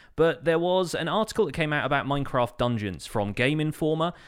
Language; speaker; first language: English; native; English